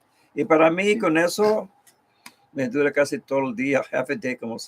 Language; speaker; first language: Spanish; early bilingual, heritage; Spanish